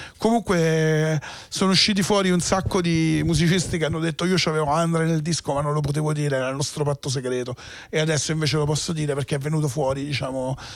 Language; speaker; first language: Italian; native; Italian